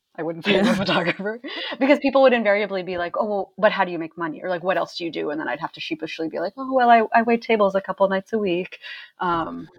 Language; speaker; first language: English; native; English